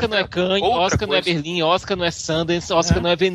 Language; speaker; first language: Portuguese; native; Portuguese